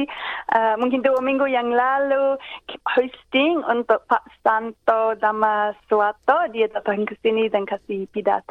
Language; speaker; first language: Indonesian; non-native, fluent; English